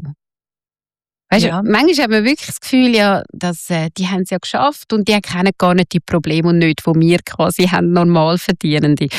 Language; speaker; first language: German; native; German